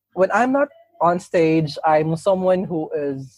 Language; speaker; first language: English; non-native, local second language; Cebuano